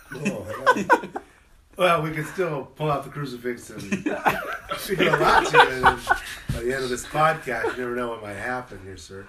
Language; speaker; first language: English; early bilingual, other home language; Spanish